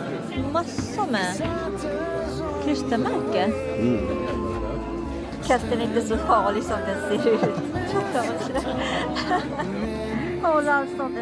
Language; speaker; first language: Swedish; non-native, learner; Japanese